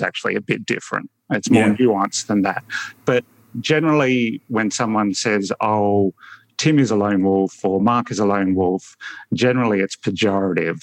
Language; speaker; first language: English; native; English